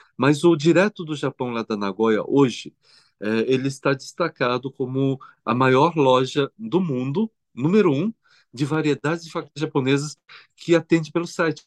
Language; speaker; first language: Portuguese; early bilingual, other home language; Korean